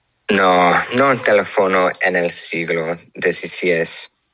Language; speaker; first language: Spanish; non-native, learner; English